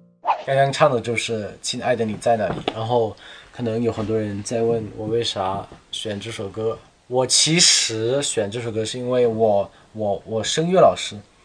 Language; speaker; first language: Chinese; non-native, fluent; Thai